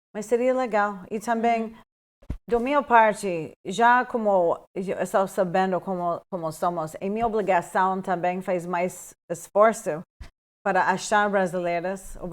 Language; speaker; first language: Portuguese; non-native, fluent; English